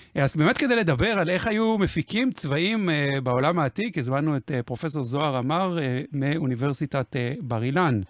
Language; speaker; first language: Hebrew; native; Hebrew